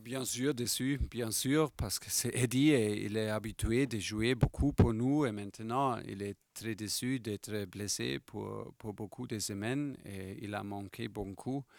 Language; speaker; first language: French; non-native, fluent; German